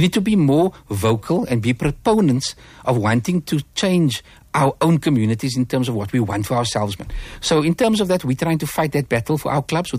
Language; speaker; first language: English; native; English